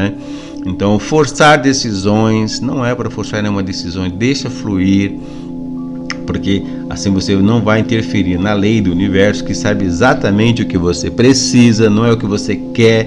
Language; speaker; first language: Portuguese; native; Portuguese